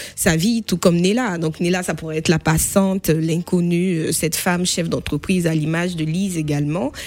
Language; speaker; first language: French; native; French